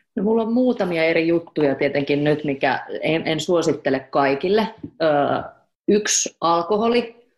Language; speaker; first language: Finnish; native; Finnish